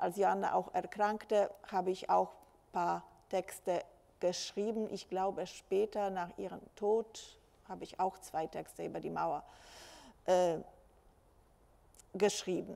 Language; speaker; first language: German; non-native, fluent; Polish